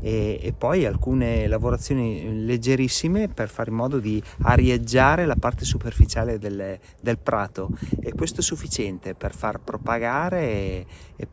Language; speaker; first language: Italian; native; Italian